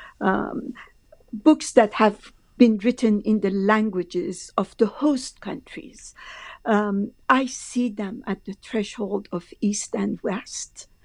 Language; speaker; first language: English; non-native, fluent; Persian